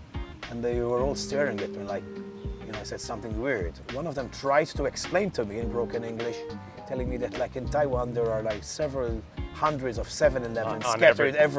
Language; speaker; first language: English; non-native, local second language; Maltese